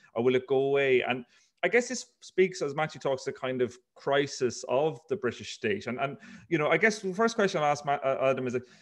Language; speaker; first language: English; native; English